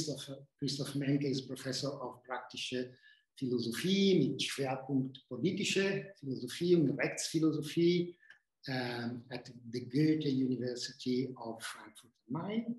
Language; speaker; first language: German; non-native, fluent; Italian